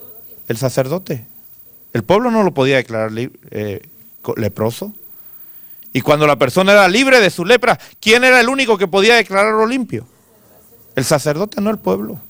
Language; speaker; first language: Spanish; native; Spanish